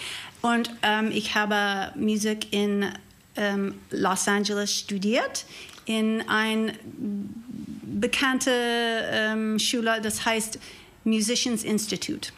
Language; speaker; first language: German; non-native, learner; English